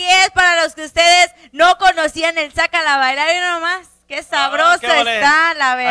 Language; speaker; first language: Spanish; native; Spanish